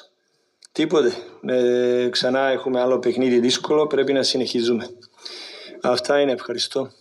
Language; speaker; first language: Greek; non-native, learner; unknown